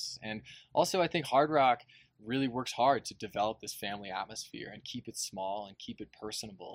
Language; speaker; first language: English; native; English